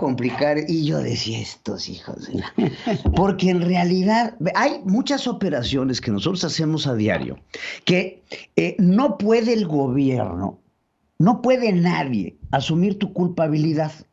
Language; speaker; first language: Spanish; native; Spanish